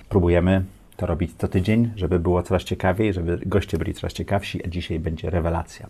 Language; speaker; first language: Polish; native; Polish